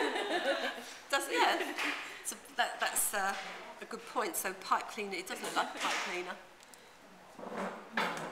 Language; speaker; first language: English; native; English